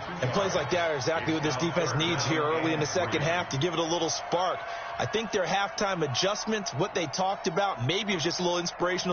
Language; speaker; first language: English; native; English